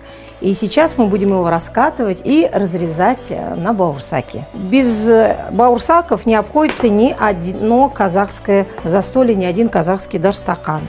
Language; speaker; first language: Russian; native; Russian